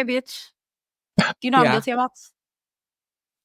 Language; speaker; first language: English; native; English